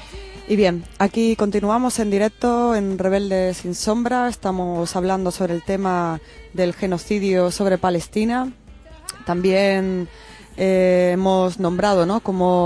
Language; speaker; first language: Spanish; native; Spanish